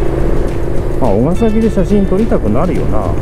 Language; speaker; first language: Japanese; native; Japanese